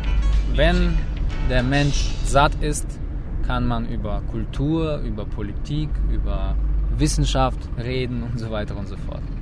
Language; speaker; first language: German; non-native, fluent; Russian